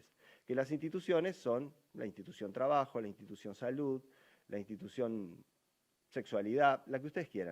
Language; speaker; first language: Spanish; native; Spanish